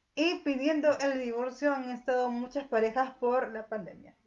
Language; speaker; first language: Spanish; native; Spanish